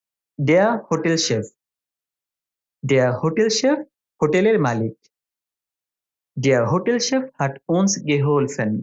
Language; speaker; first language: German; non-native, fluent; Bangla